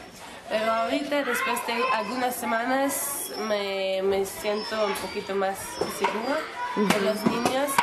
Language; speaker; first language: Spanish; non-native, fluent; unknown